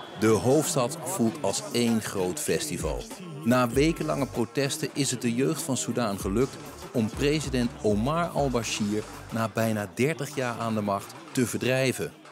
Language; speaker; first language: Dutch; native; Dutch